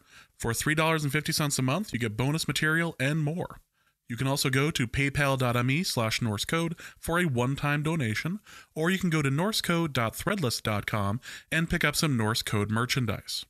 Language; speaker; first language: English; native; English